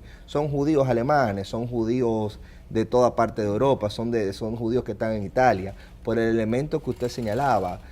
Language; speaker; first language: Spanish; native; Spanish